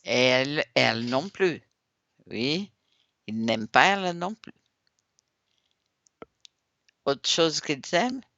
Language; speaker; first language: French; non-native, fluent; Portuguese